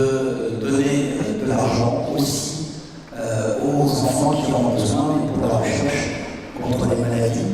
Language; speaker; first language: French; native; French